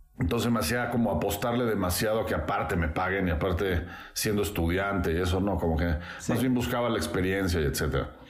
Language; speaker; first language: Spanish; native; Spanish